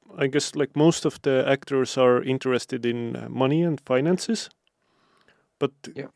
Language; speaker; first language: English; non-native, fluent; Estonian